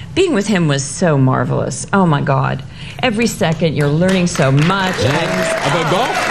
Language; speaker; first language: English; native; English